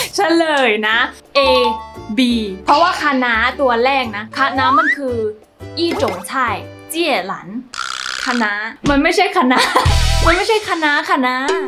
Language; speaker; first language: Thai; native; Thai